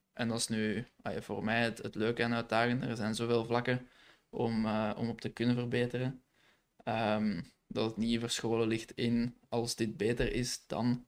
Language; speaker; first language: Dutch; native; Dutch